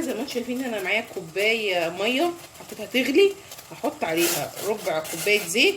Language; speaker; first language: Arabic; native; Arabic